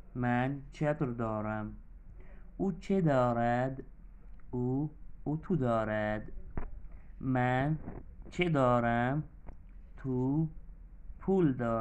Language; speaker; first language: Persian; non-native, fluent; Urdu